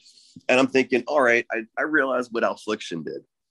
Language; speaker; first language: English; native; English